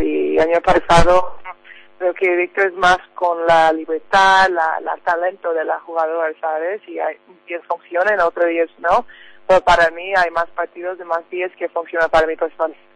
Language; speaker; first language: Spanish; non-native, learner; English